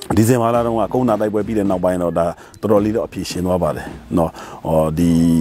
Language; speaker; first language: Burmese; non-native, local second language; Shwe Palaung